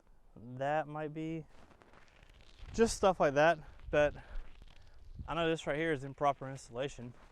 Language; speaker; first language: English; native; English